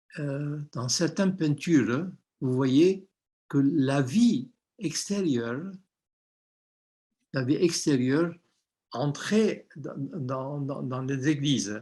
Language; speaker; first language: French; non-native, fluent; Armenian